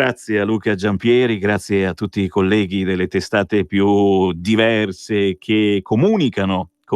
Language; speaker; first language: Italian; native; Italian